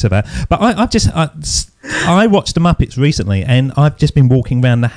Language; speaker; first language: English; native; English